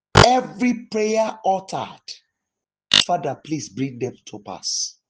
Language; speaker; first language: English; non-native, local second language; Yoruba